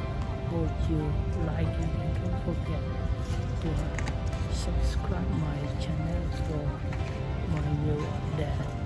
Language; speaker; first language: English; non-native, learner; Khmer